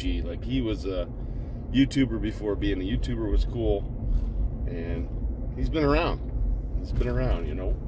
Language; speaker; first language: English; native; English